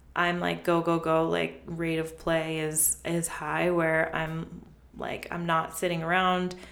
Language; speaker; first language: English; native; English